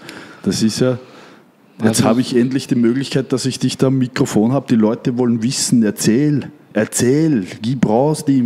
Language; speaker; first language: German; native; German